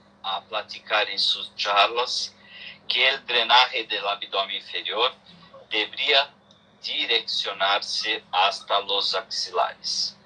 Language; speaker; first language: Spanish; non-native, learner; Portuguese